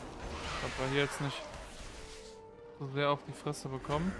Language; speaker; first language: German; native; German